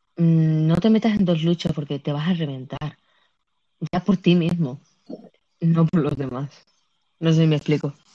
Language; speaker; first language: Spanish; native; Spanish